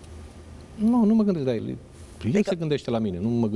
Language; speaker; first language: Romanian; native; Romanian